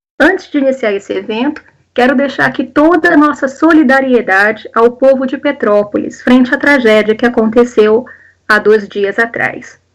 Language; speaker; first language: Portuguese; native; Portuguese